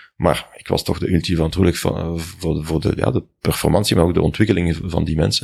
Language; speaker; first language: Dutch; non-native, local second language; French